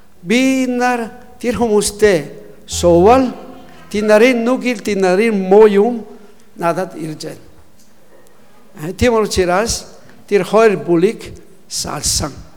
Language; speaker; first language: Mongolian; non-native, learner; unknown